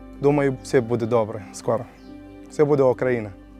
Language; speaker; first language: Ukrainian; non-native, learner; Arabic